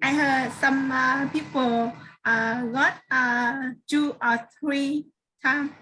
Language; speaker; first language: English; non-native, learner; Vietnamese